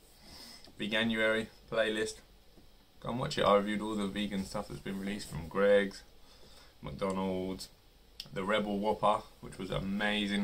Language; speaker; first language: English; native; English